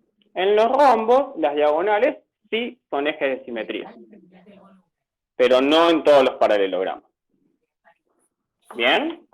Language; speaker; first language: Spanish; native; Spanish